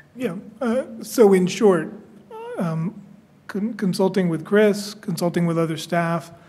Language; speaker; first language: English; native; English